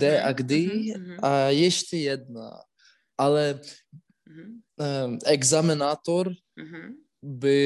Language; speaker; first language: Czech; non-native, learner; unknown